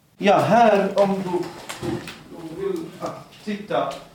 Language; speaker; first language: Swedish; non-native, learner; Arabic